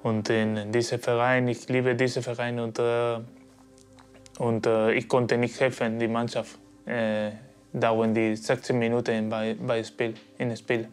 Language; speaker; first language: German; non-native, learner; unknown